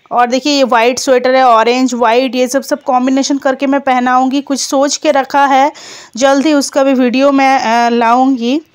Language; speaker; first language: Hindi; non-native, local second language; Bangla